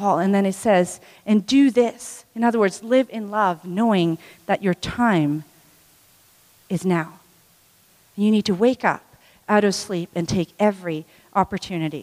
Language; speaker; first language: English; non-native, local second language; Swedish